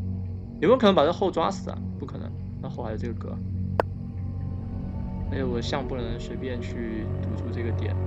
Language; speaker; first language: Chinese; native; Chinese